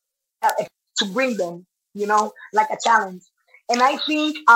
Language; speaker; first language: English; non-native, learner; Spanish